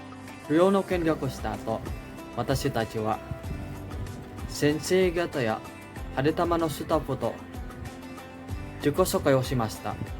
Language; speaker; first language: Japanese; non-native, learner; Indonesian